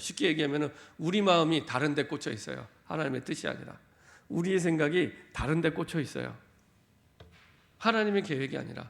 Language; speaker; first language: Korean; native; Korean